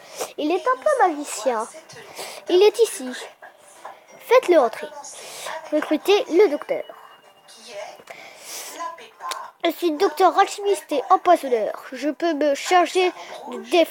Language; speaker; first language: French; native; French